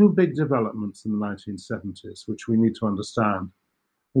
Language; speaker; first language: English; native; English